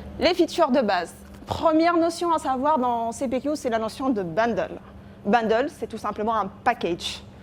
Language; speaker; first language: French; non-native, local second language; Arabic